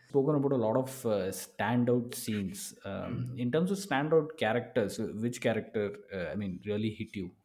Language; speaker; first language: English; non-native, local second language; Tamil